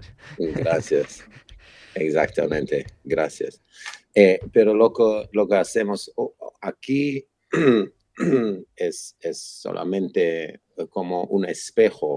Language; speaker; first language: Spanish; non-native, fluent; Hebrew